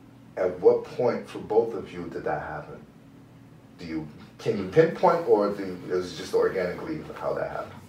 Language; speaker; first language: English; native; English